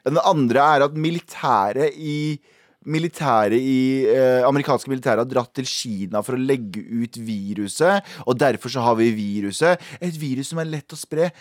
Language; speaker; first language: Norwegian; early bilingual, other home language; Kurdish